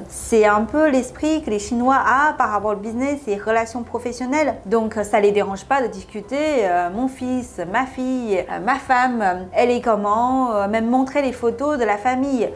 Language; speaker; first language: French; non-native, fluent; Chinese